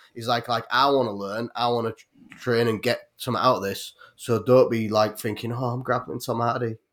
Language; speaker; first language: English; native; English